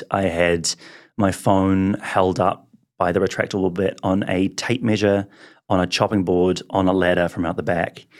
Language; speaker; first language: English; native; English